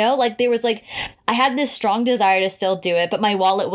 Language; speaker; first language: English; native; English